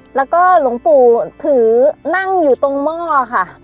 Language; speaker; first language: Thai; native; Thai